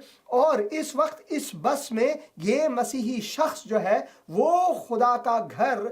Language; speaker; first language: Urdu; non-native, fluent; Persian